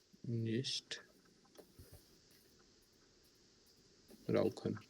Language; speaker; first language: German; non-native, fluent; Hindi